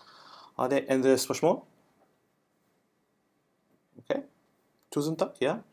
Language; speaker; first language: Norwegian; non-native, learner; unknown